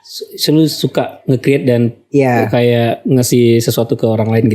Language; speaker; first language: Indonesian; native; Indonesian